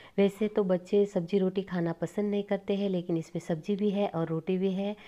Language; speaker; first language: Hindi; non-native, local second language; Gujarati